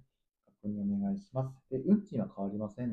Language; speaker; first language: Japanese; native; Japanese